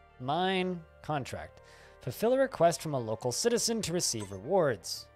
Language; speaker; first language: English; native; English